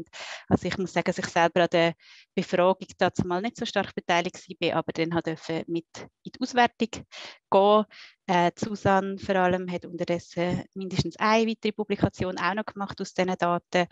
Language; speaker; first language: German; native; German